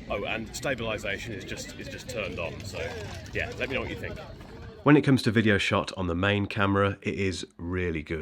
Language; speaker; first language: English; native; English